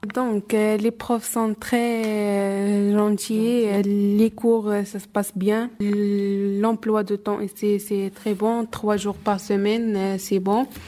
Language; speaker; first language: French; non-native, local second language; Arabic